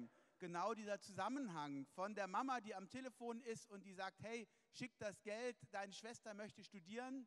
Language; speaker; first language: German; native; German